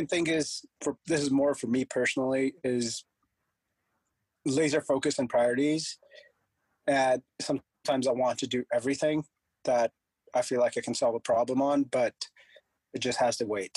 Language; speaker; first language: English; non-native, local second language; Punjabi